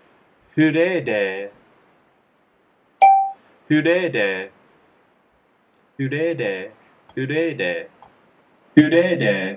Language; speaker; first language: Swedish; non-native, learner; English